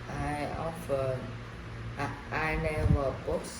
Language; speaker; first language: English; non-native, learner; Vietnamese